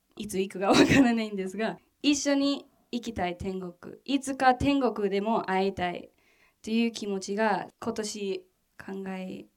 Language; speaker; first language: Japanese; non-native, fluent; English